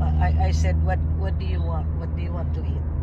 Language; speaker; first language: English; non-native, fluent; Filipino